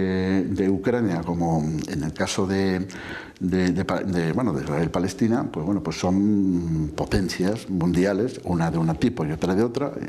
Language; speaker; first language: Spanish; native; Spanish